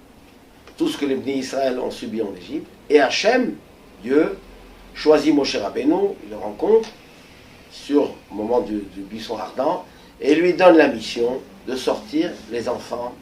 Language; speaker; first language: French; native; French